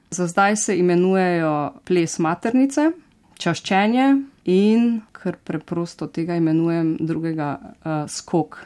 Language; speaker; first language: Slovenian; native; Slovenian